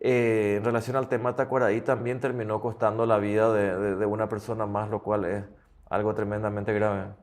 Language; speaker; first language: Spanish; native; Spanish